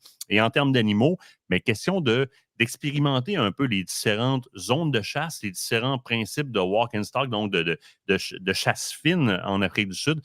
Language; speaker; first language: French; native; French